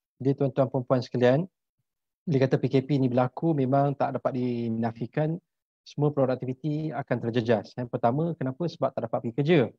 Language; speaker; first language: Malay; native; Malay